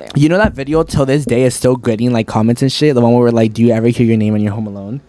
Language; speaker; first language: English; early bilingual, other home language; Spanish